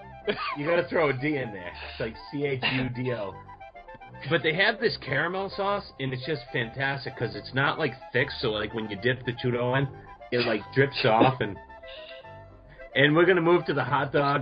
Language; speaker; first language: English; native; English